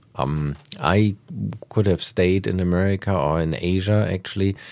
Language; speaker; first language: English; non-native, fluent; German